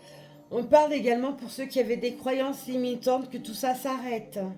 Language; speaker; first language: French; native; French